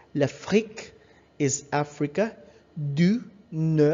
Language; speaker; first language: French; non-native, learner; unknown